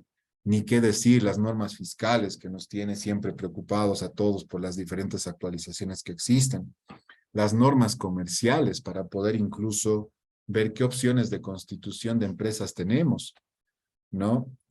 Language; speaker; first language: Spanish; native; Spanish